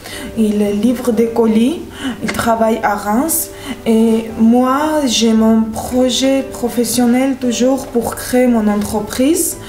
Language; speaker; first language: French; non-native, learner; Armenian